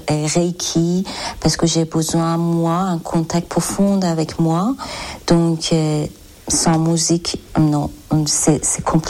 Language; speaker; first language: French; non-native, learner; Persian